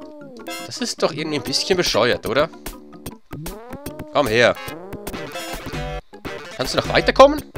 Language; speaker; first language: German; native; German